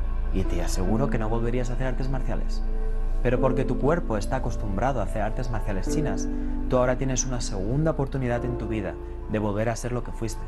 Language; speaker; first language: Spanish; native; Spanish